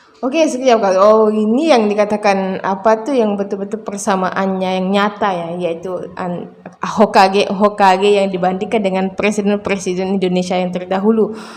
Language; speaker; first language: Malay; native; Malay